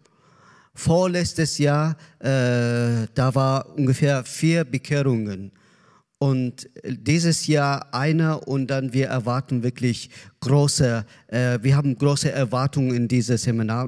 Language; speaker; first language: German; non-native, learner; Azerbaijani